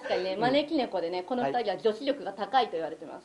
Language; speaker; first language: Japanese; native; Japanese